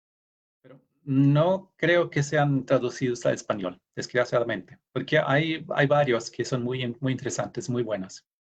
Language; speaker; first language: Spanish; non-native, fluent; Norwegian